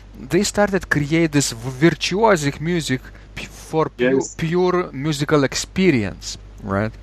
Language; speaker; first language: English; non-native, fluent; Lithuanian